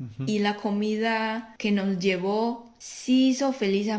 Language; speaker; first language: Spanish; non-native, fluent; Chinese